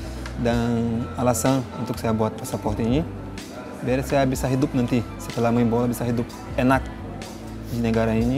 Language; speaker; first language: Indonesian; non-native, fluent; Portuguese